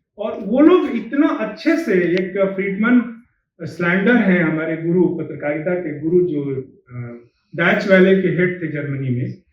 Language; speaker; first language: Hindi; native; Hindi